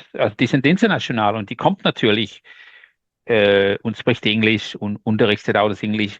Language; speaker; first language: German; non-native, learner; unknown